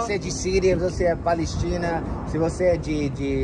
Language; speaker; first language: Portuguese; non-native, learner; English